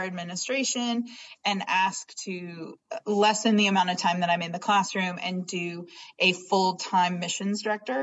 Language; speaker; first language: English; native; English